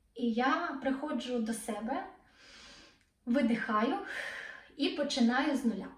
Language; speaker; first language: Ukrainian; non-native, local second language; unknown